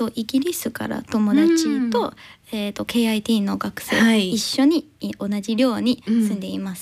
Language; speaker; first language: Japanese; non-native, learner; English